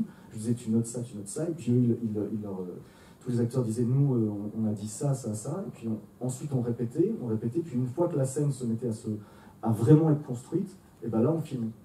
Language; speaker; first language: French; native; French